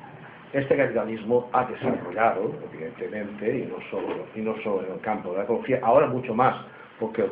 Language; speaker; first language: Spanish; native; Spanish